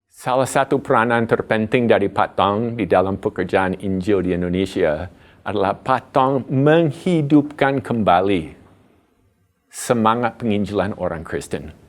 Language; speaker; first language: Indonesian; non-native, fluent; English